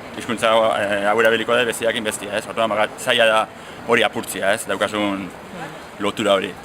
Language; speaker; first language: Basque; native; Basque